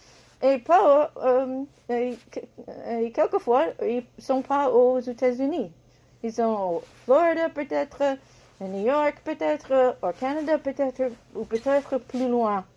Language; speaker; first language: French; non-native, learner; English